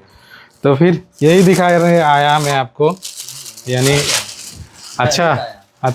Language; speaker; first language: Hindi; non-native, learner; Bangla